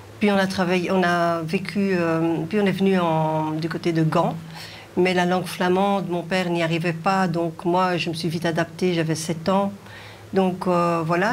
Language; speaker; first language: French; early bilingual, other home language; Arabic